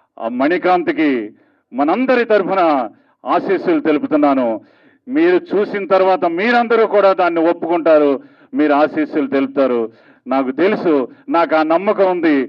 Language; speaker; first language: Telugu; native; Telugu